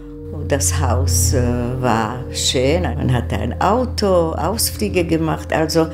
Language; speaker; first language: German; non-native, fluent; Czech